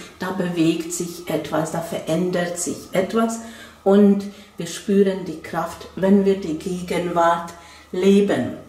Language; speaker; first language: German; non-native, fluent; Hungarian